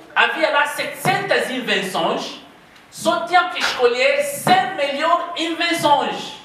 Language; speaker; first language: Portuguese; non-native, local second language; Kongo